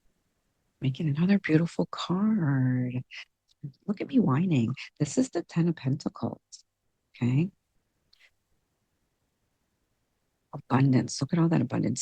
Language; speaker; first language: English; native; English